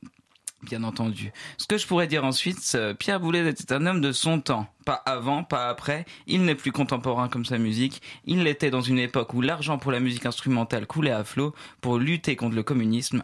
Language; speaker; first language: French; native; French